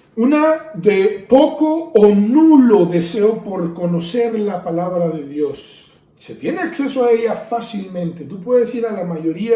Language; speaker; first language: Spanish; native; Spanish